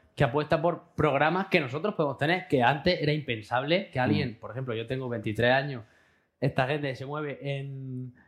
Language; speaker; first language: Spanish; native; Spanish